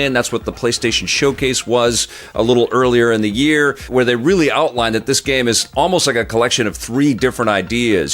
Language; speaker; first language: English; native; English